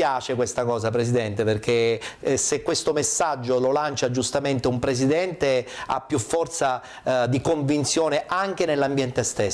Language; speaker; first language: Italian; native; Italian